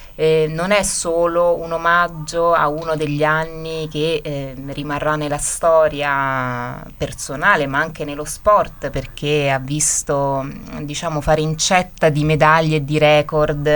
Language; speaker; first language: Italian; native; Italian